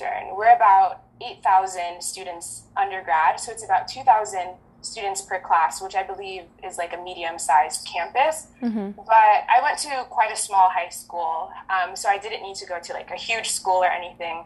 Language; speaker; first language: English; early bilingual, other home language; French